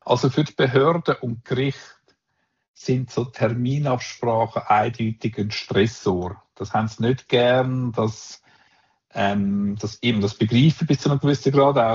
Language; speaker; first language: German; native; German